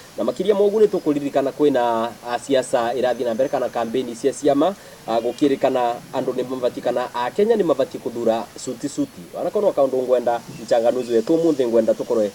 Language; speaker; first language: Kikuyu; non-native, local second language; Embu